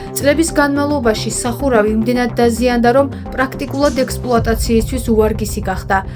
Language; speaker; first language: Georgian; non-native, local second language; Azerbaijani